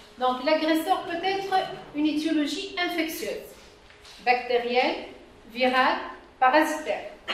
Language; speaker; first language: French; non-native, local second language; Arabic